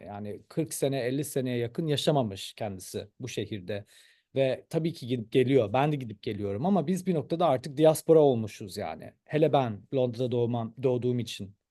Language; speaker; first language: Turkish; early bilingual, heritage; Turkish